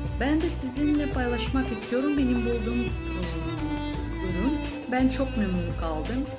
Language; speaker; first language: Turkish; non-native, learner; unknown